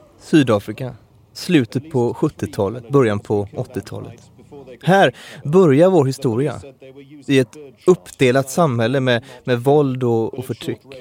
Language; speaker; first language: Swedish; native; Swedish